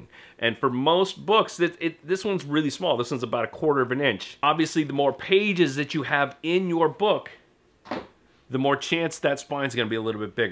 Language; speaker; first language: English; native; English